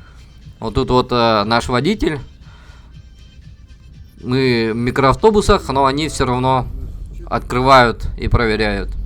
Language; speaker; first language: Russian; native; Russian